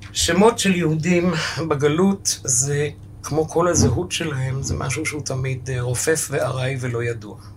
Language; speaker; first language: Hebrew; early bilingual, other home language; German